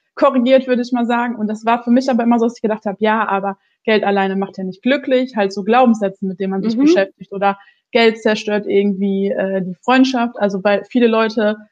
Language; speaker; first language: German; native; German